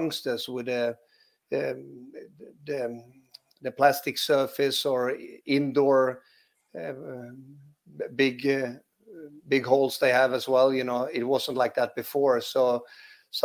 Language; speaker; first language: English; non-native, fluent; Swedish